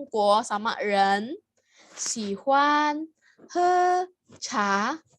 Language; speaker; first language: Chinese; non-native, fluent; Indonesian